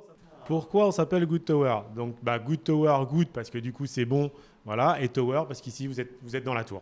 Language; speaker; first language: French; native; French